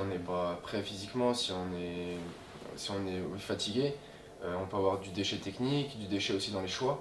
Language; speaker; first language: French; native; French